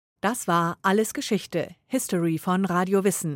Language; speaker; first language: German; native; German